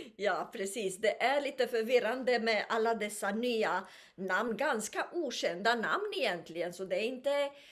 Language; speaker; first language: Swedish; non-native, fluent; Romanian